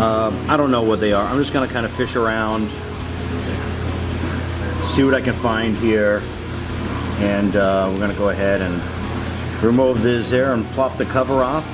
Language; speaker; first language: English; native; English